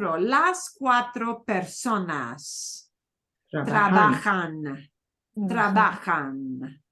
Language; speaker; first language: Spanish; non-native, fluent; English